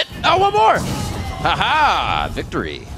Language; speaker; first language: English; native; English